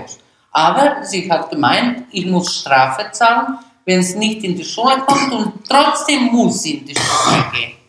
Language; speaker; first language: German; non-native, fluent; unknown